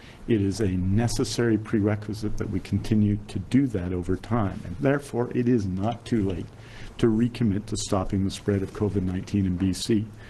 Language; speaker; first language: English; native; English